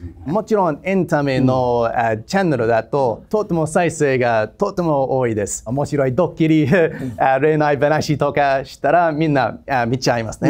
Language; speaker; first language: Japanese; non-native, fluent; English